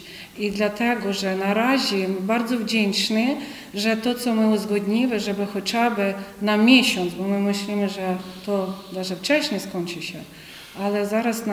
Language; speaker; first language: Polish; non-native, fluent; Ukrainian